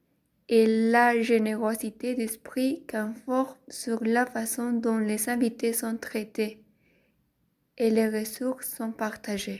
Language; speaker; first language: French; non-native, learner; Spanish